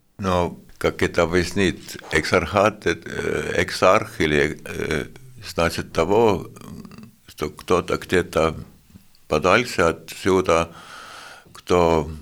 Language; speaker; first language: Russian; non-native, fluent; Estonian